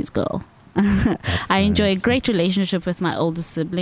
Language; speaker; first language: English; non-native, local second language; Xhosa